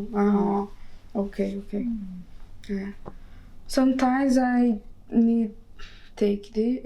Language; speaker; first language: English; non-native, learner; Portuguese